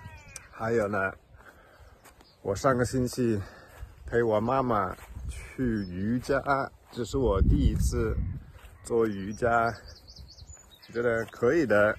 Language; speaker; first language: Chinese; non-native, fluent; English